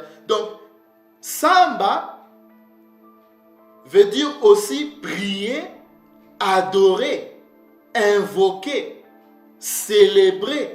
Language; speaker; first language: French; non-native, local second language; Kongo